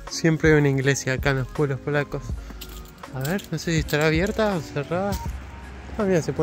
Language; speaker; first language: Spanish; native; Spanish